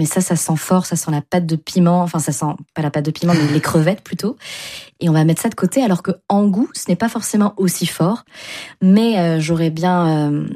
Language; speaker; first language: French; native; French